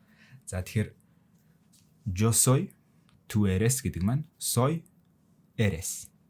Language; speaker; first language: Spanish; non-native, fluent; Mongolian